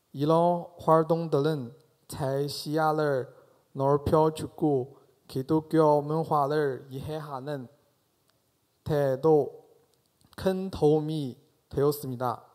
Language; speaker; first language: Korean; non-native, fluent; Chinese